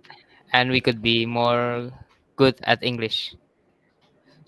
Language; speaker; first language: English; non-native, learner; Indonesian